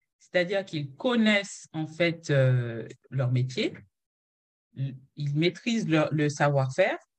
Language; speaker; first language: French; non-native, local second language; Haitian Creole